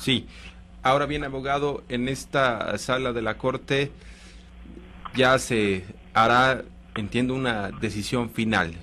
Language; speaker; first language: Spanish; native; Spanish